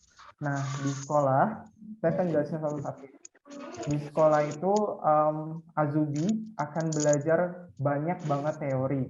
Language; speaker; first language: Indonesian; native; Indonesian